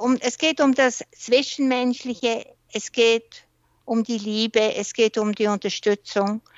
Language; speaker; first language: German; non-native, local second language; French